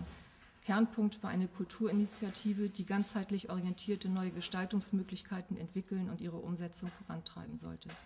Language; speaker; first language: German; native; German